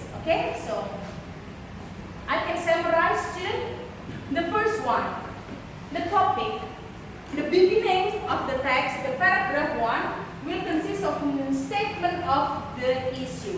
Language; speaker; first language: English; non-native, fluent; Indonesian